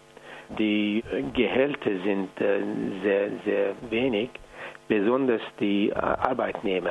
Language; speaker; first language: German; non-native, fluent; Persian